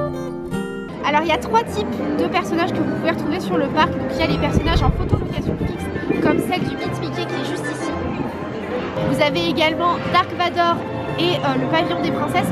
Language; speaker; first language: French; native; French